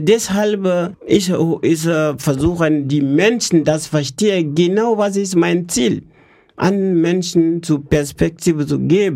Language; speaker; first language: German; non-native, learner; French